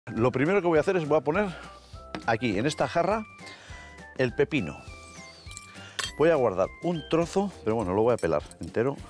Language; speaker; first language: Spanish; native; Spanish